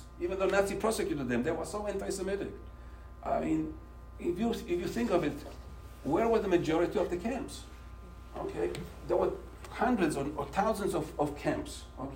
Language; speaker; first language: English; non-native, fluent; Polish